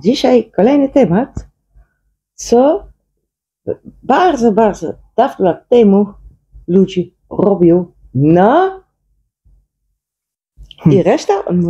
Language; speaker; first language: Polish; non-native, learner; Dutch